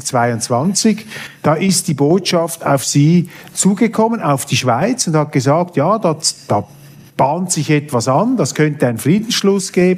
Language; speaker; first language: German; native; German